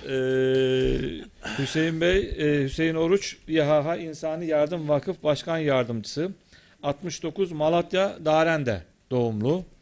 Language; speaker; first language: Turkish; native; Turkish